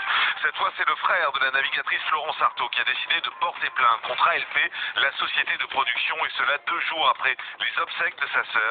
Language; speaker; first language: French; native; French